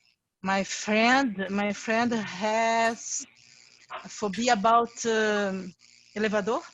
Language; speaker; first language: English; non-native, learner; Portuguese